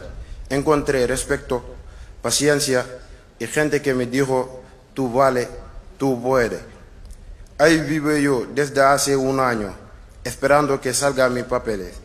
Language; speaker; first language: Spanish; non-native, learner; Wolof